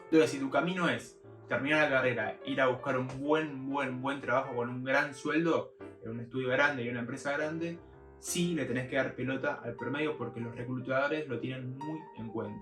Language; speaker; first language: Spanish; native; Spanish